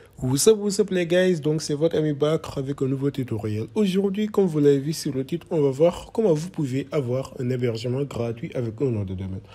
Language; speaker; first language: French; non-native, local second language; Wolof